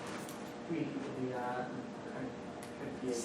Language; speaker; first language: French; non-native, learner; English